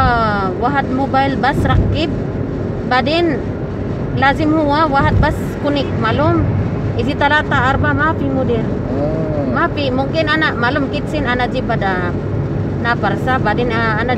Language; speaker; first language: Arabic; non-native, learner; Filipino